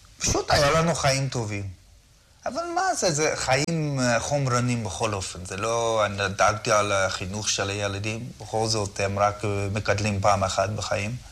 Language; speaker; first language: Hebrew; non-native, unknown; English